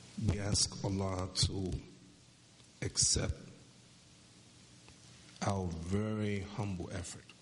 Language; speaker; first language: English; native; English